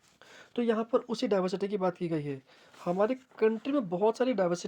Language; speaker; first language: Hindi; native; Hindi